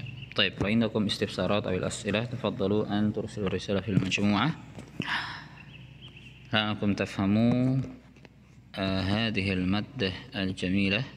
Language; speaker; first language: Arabic; non-native, fluent; Indonesian